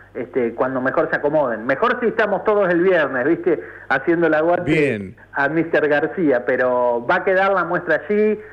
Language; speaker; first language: Spanish; native; Spanish